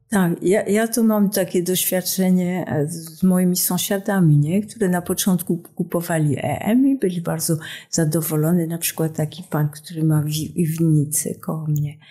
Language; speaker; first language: Polish; non-native, fluent; French